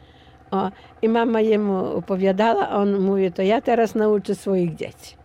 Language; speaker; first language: Polish; non-native, local second language; Ukrainian